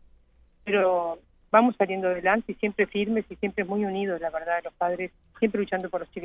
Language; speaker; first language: Spanish; native; Spanish